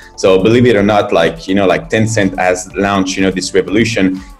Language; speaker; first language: English; non-native, fluent; French